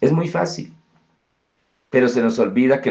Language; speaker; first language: Spanish; native; Spanish